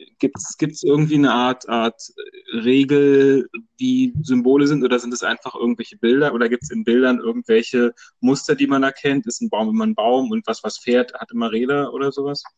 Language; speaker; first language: German; native; German